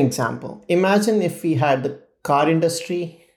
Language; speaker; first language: English; non-native, local second language; Hindi